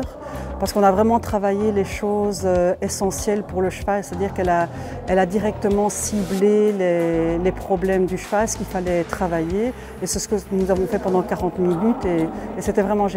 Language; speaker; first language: French; native; French